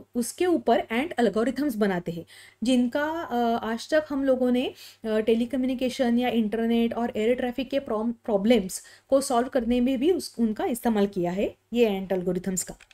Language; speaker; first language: Hindi; non-native, local second language; Marathi